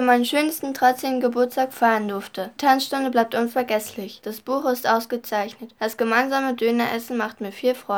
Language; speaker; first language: German; native; German